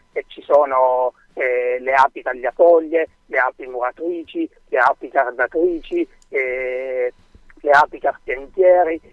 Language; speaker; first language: Italian; native; Italian